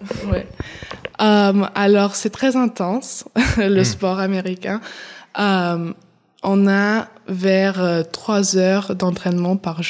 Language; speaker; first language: French; early bilingual, heritage; English